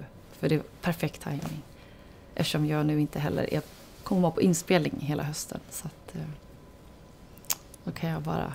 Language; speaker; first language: Swedish; native; Swedish